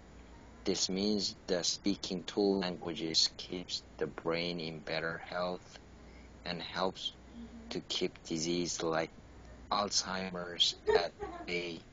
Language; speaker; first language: English; non-native, learner; Korean